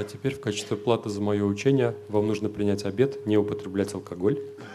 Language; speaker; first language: Russian; native; Russian